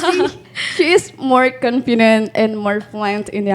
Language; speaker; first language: English; non-native, learner; Indonesian